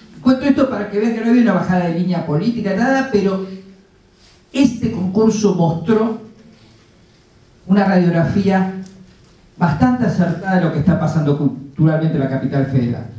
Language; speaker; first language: Spanish; native; Spanish